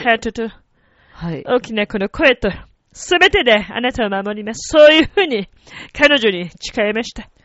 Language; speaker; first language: Japanese; non-native, fluent; Italian